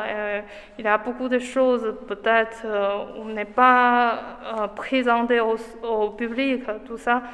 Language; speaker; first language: French; non-native, learner; Chinese